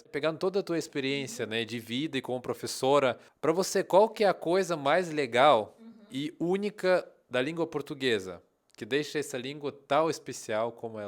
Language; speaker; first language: Portuguese; non-native, fluent; Russian